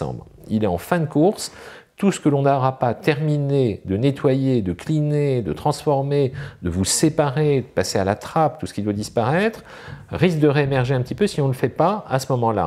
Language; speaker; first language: French; native; French